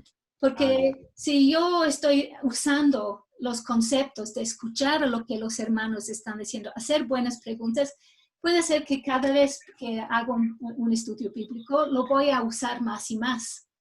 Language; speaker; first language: Spanish; non-native, fluent; English